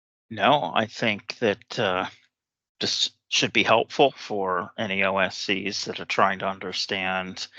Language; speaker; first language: English; native; English